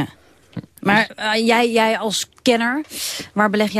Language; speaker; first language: Dutch; native; Dutch